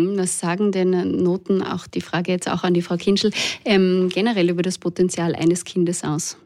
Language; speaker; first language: German; native; German